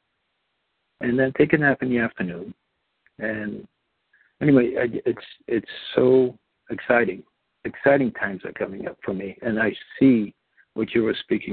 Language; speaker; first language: English; non-native, fluent; Dutch